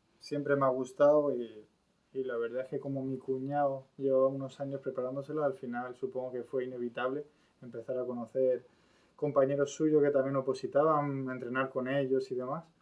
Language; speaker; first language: Spanish; early bilingual, other home language; French